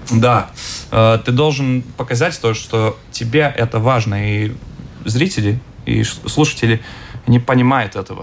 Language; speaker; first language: Russian; non-native, local second language; Latvian